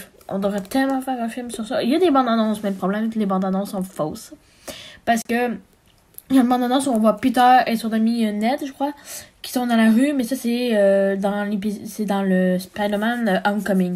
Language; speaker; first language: French; native; French